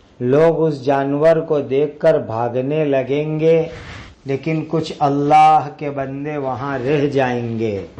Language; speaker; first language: Urdu; non-native, local second language; Gujarati